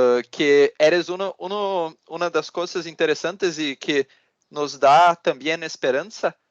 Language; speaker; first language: Portuguese; non-native, learner; Spanish